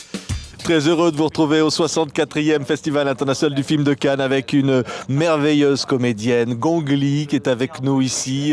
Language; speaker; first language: French; native; French